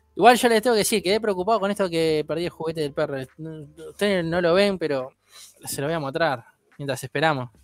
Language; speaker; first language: Spanish; native; Spanish